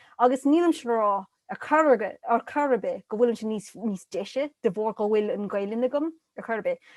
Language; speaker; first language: Irish; non-native, local second language; English